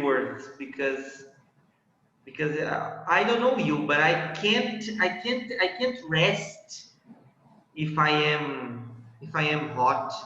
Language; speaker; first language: English; non-native, fluent; Portuguese